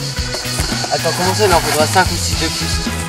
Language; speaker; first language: French; native; French